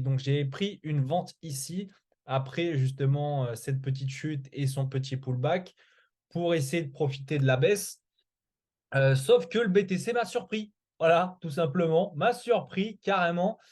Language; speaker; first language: French; native; French